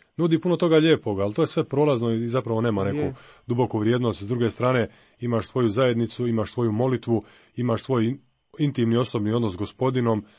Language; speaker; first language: Croatian; native; Croatian